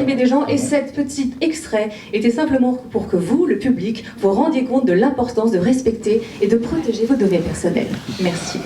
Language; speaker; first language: French; native; French